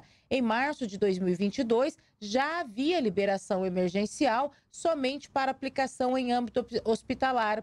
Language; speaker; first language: Portuguese; native; Portuguese